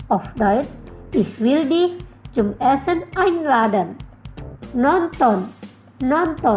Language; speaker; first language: German; non-native, fluent; Indonesian